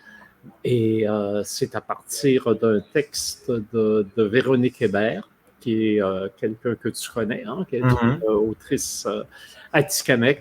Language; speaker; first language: French; native; French